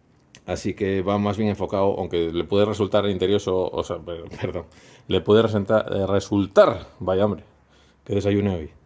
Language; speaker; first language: Spanish; native; Spanish